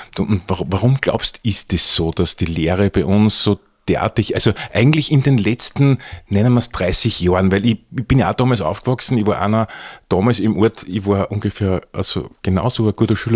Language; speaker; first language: German; native; German